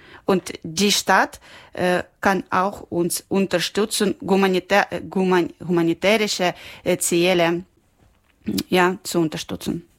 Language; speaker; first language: German; non-native, learner; Ukrainian